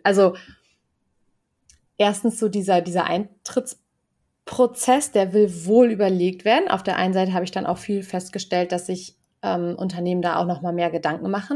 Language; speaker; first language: German; native; German